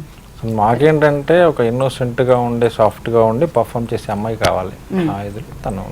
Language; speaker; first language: Telugu; native; Telugu